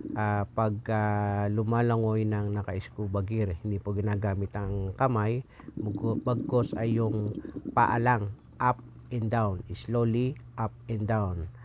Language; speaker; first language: Filipino; native; Filipino